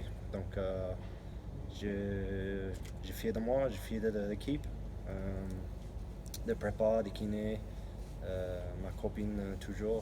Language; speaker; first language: French; non-native, learner; English